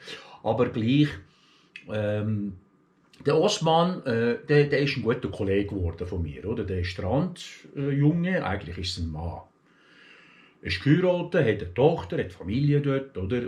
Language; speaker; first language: German; early bilingual, other home language; Turkish